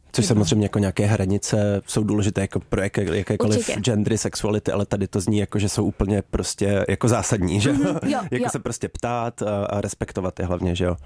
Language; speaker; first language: Czech; native; Czech